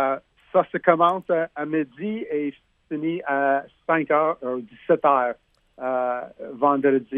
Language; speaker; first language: French; non-native, learner; English